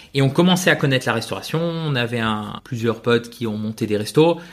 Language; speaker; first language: French; non-native, fluent; Spanish